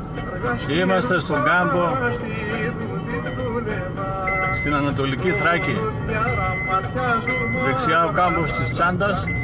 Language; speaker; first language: Greek; native; Greek